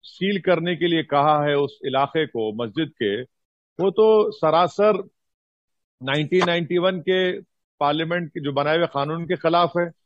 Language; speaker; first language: Hindi; native; Hindi